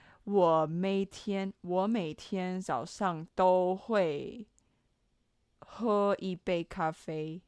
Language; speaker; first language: Chinese; non-native, learner; English